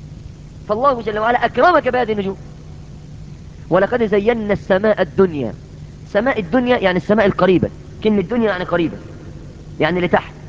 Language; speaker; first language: Arabic; native; Arabic